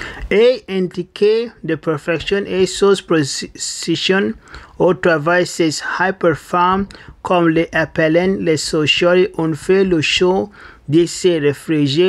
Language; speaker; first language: French; non-native, learner; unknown